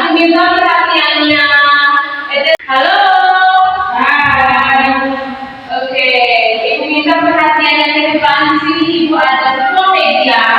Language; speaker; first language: Indonesian; native; Indonesian